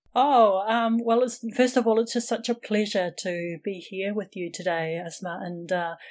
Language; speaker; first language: English; native; English